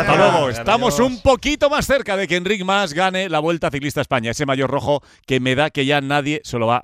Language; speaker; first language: Spanish; native; Spanish